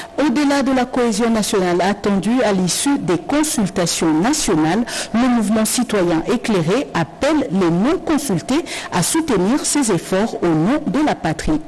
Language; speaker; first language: French; non-native, local second language; Lingala